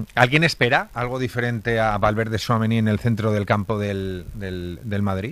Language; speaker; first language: Spanish; native; Spanish